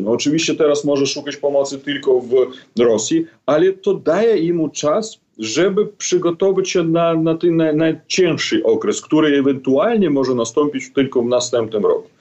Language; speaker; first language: Polish; non-native, fluent; Belarusian